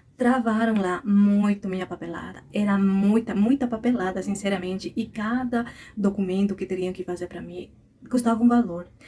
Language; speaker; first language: Portuguese; non-native, fluent; Spanish